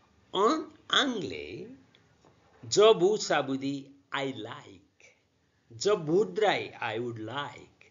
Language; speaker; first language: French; non-native, learner; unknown